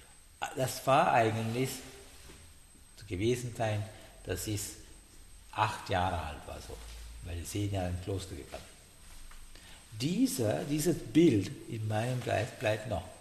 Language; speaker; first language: German; non-native, learner; Sinhala